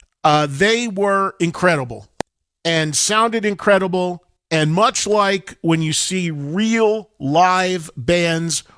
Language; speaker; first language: English; native; English